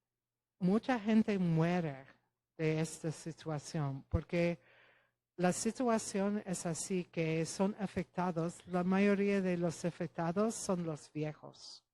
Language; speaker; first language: Spanish; non-native, fluent; Polish